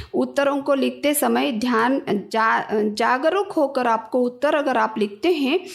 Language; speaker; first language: Hindi; non-native, local second language; Kannada